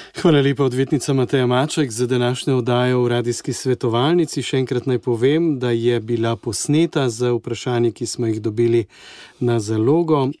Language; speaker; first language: Slovenian; native; Slovenian